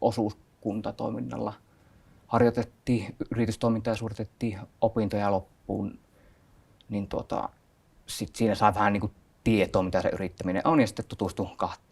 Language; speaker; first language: Finnish; native; Finnish